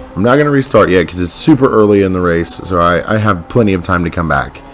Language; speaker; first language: English; native; English